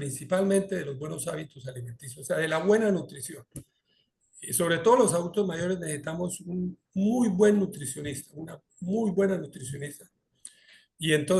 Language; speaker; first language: Spanish; native; Spanish